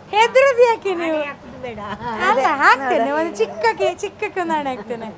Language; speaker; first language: Kannada; non-native, local second language; Konkani